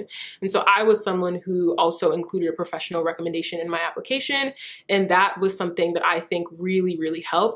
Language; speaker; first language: English; early bilingual, other home language; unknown